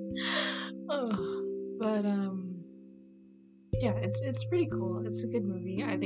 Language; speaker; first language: English; native; English